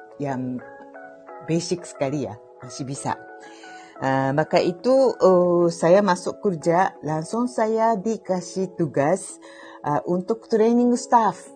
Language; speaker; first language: Indonesian; non-native, fluent; Japanese